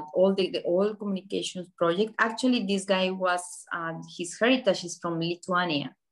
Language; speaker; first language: English; non-native, fluent; Spanish